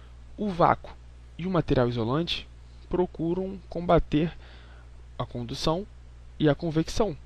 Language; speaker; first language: Portuguese; native; Portuguese